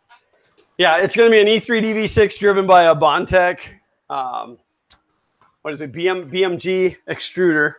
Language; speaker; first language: English; native; English